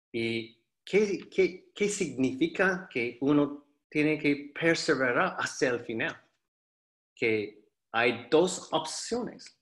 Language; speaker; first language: Spanish; non-native, fluent; English